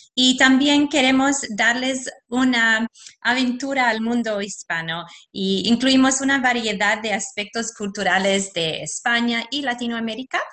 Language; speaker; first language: Spanish; non-native, fluent; English